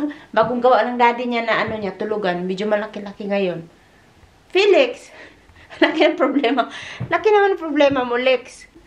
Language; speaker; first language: Filipino; native; Filipino